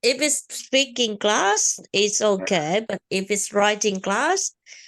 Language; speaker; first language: English; non-native, fluent; Vietnamese